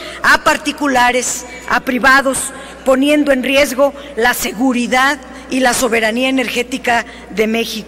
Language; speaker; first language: Spanish; native; Spanish